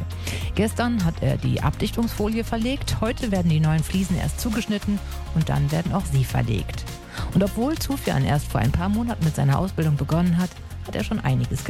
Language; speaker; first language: German; native; German